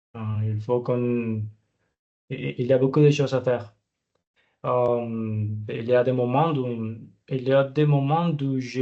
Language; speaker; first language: French; non-native, learner; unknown